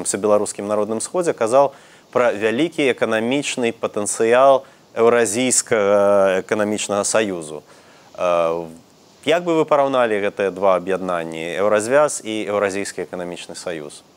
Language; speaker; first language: Belarusian; native; Belarusian